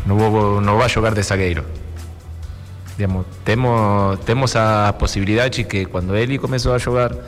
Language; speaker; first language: Portuguese; non-native, learner; Spanish